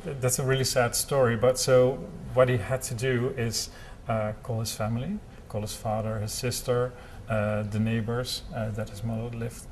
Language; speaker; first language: English; non-native, fluent; Dutch